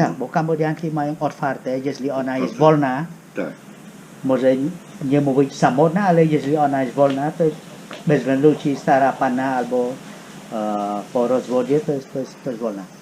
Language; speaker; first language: Polish; non-native, fluent; Khmer